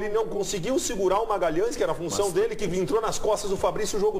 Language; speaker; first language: Portuguese; native; Portuguese